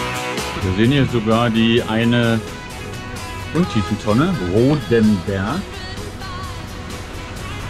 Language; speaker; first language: German; native; German